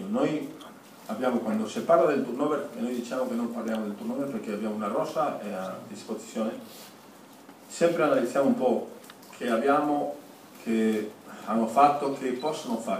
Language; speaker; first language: Italian; non-native, fluent; Spanish